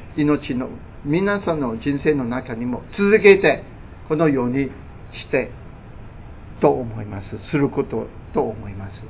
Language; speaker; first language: Japanese; non-native, fluent; English